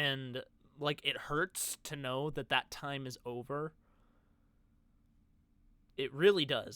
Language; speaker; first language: English; native; English